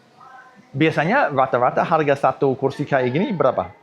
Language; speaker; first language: Indonesian; non-native, fluent; English